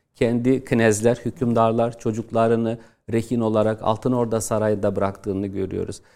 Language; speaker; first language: Turkish; non-native, fluent; Tatar